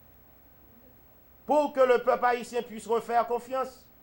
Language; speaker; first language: French; non-native, local second language; Haitian Creole